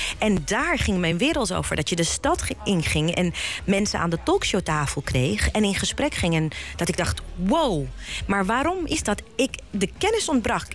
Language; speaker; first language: Dutch; early bilingual, other home language; Bosnian